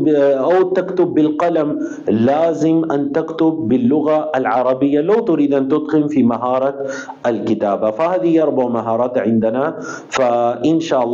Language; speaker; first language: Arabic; non-native, fluent; Urdu